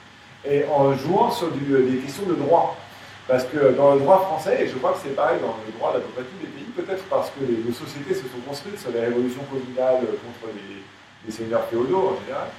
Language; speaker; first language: French; native; French